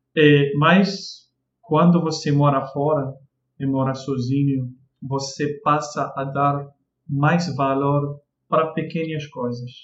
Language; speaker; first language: Portuguese; non-native, fluent; Arabic